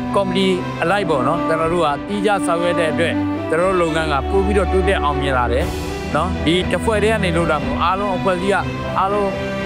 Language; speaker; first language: Burmese; non-native, local second language; Tamil